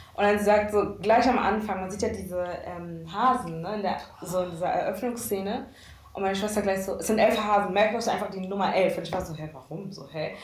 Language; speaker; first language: German; early bilingual, other home language; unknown